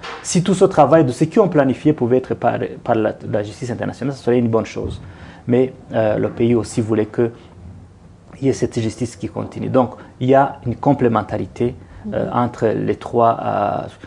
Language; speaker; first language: French; non-native, local second language; Kinyarwanda